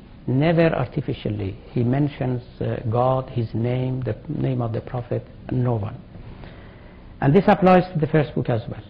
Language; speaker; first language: English; non-native, fluent; Persian